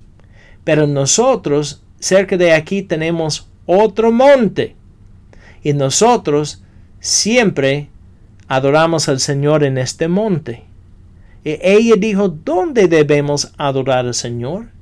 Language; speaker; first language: Spanish; non-native, fluent; English